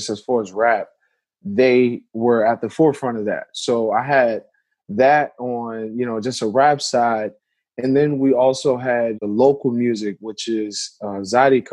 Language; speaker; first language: English; native; English